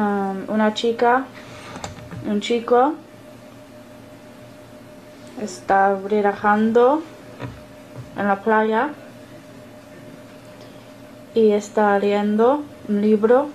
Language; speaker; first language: Spanish; non-native, learner; English